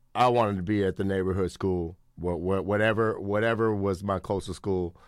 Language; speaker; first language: English; native; English